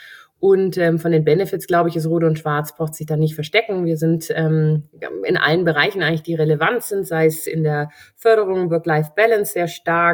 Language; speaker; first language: German; native; German